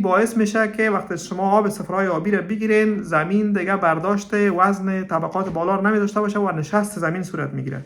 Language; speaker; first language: Persian; native; Persian